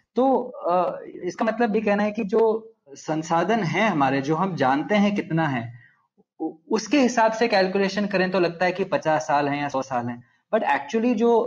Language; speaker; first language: Hindi; non-native, local second language; Telugu